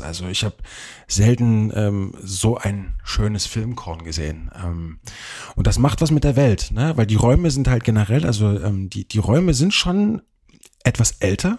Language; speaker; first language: German; native; German